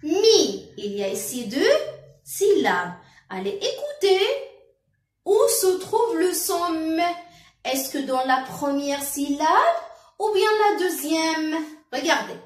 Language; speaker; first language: French; non-native, local second language; Arabic